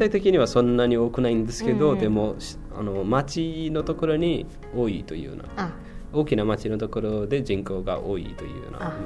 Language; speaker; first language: Japanese; non-native, fluent; Newari